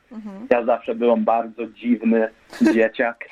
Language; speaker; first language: Polish; early bilingual, heritage; Polish